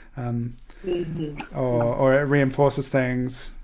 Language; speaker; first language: English; native; English